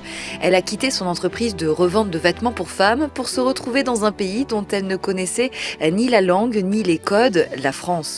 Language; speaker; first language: French; native; French